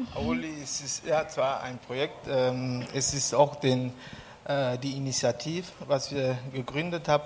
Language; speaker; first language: German; non-native, fluent; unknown